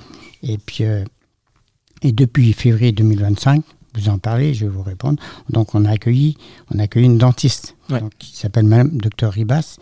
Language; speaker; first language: French; native; French